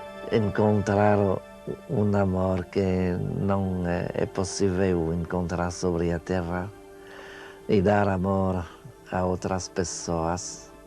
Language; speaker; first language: Portuguese; non-native, fluent; French